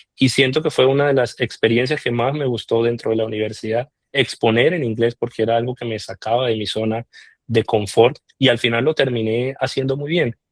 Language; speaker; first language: Spanish; native; Spanish